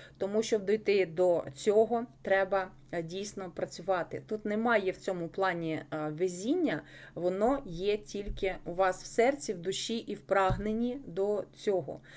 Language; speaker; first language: Ukrainian; non-native, local second language; Russian